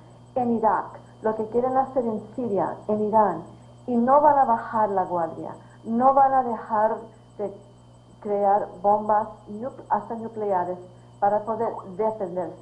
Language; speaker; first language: Spanish; early bilingual, heritage; Spanish